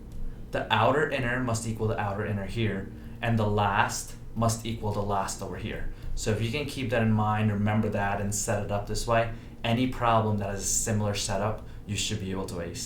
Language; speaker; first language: English; native; English